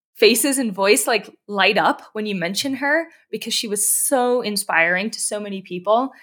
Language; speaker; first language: English; native; English